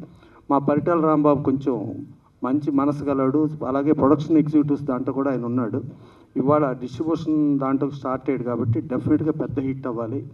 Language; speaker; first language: Telugu; native; Telugu